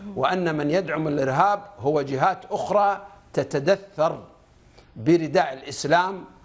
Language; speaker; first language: Arabic; native; Arabic